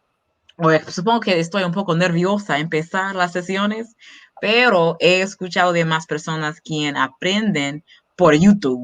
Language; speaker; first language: Spanish; non-native, learner; English